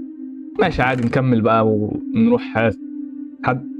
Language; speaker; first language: Arabic; native; Arabic